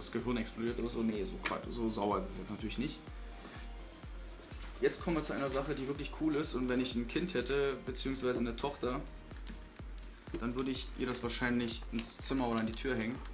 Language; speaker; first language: German; native; German